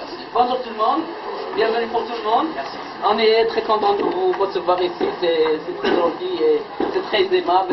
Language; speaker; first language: French; non-native, local second language; Arabic